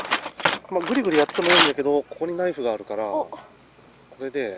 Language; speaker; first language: Japanese; native; Japanese